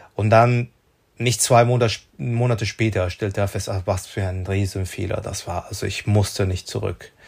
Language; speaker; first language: German; non-native, fluent; Spanish